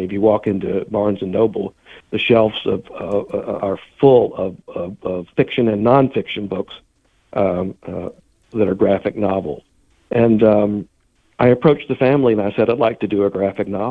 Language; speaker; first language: English; native; English